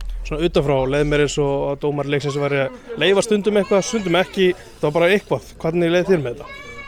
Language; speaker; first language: Icelandic; native; Icelandic